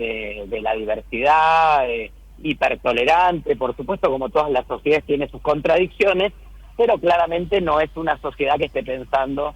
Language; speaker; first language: Spanish; native; Spanish